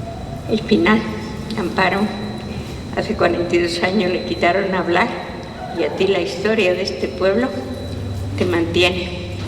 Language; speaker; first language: Spanish; non-native, fluent; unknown